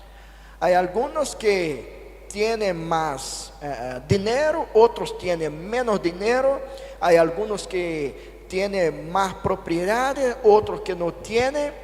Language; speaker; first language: Spanish; non-native, fluent; Portuguese